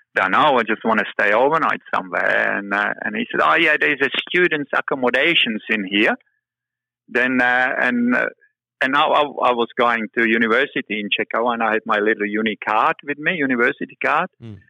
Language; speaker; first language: English; non-native, fluent; Czech